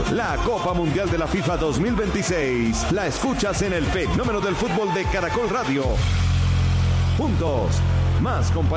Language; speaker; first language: Spanish; native; Spanish